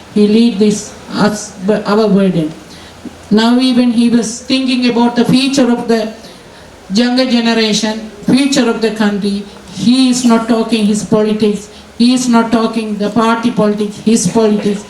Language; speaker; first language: English; non-native, local second language; Tamil